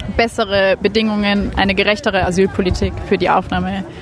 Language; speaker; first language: German; native; German